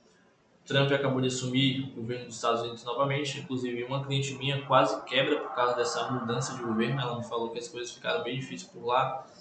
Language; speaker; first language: Portuguese; native; Portuguese